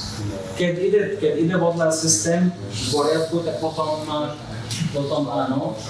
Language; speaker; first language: Slovak; non-native, fluent; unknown